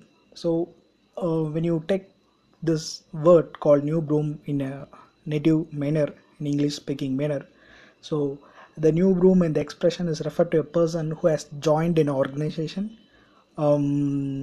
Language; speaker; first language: English; non-native, local second language; Tamil